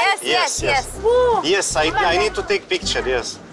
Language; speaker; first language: English; non-native, learner; Romanian